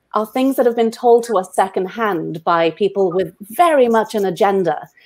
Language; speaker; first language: English; native; English